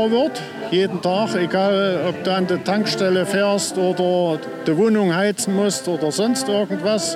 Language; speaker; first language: German; native; German